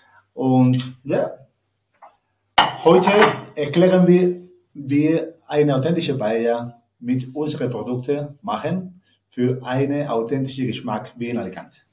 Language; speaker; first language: German; non-native, learner; Spanish